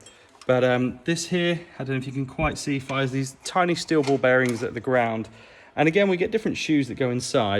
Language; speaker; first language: English; native; English